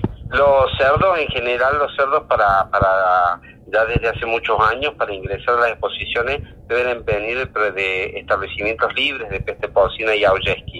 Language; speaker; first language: Spanish; native; Spanish